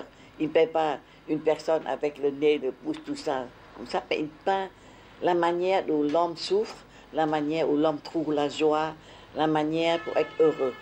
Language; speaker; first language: French; non-native, fluent; Vietnamese